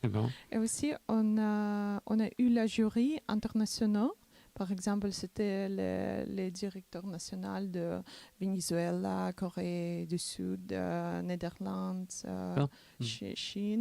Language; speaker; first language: French; non-native, learner; Macedonian